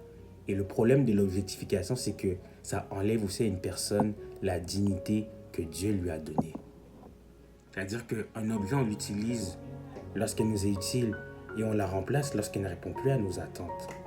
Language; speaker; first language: French; native; French